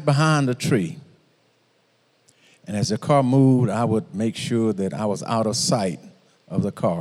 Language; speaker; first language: English; native; English